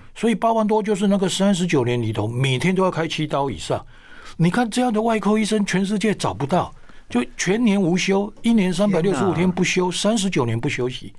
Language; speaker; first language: Chinese; native; Chinese